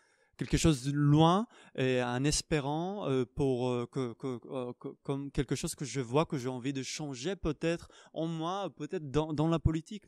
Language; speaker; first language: French; non-native, fluent; Hebrew